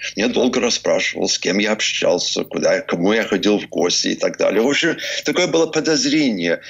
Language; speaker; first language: Russian; early bilingual, heritage; English